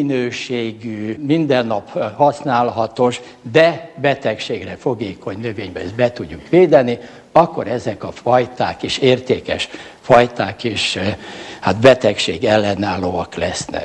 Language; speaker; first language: Hungarian; native; Hungarian